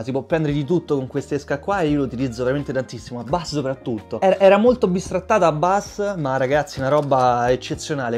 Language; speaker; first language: Italian; native; Italian